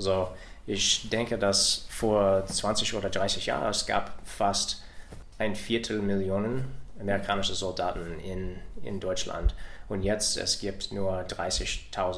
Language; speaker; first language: German; non-native, learner; English